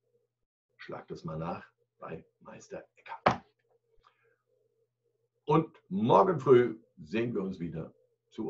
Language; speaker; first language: German; native; German